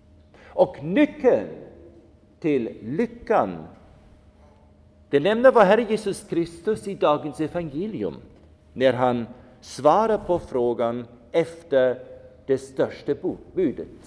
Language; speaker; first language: Swedish; non-native, fluent; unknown